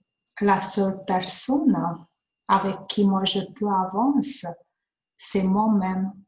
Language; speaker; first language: French; non-native, learner; Hungarian